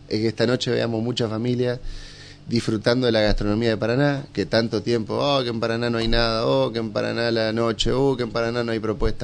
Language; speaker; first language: Spanish; native; Spanish